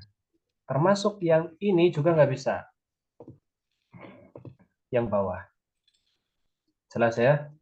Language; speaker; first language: Indonesian; native; Indonesian